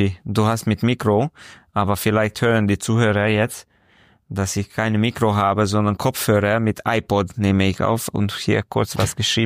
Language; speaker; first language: German; non-native, learner; Romanian